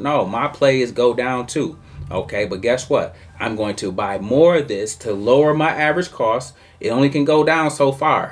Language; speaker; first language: English; native; English